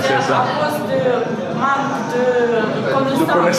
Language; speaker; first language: French; non-native, learner; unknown